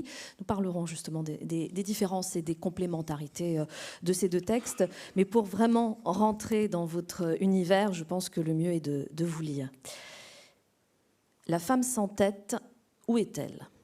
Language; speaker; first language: French; native; French